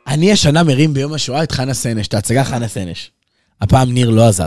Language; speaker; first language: Hebrew; native; Hebrew